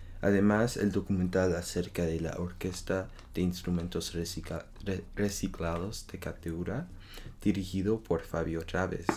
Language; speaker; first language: Spanish; non-native, learner; French